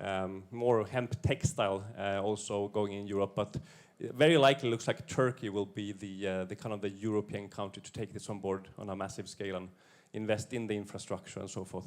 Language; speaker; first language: English; non-native, fluent; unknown